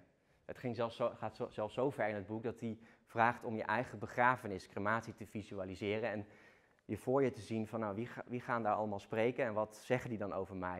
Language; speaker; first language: Dutch; native; Dutch